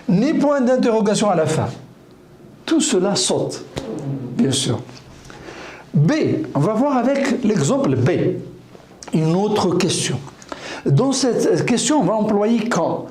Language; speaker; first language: French; non-native, local second language; Arabic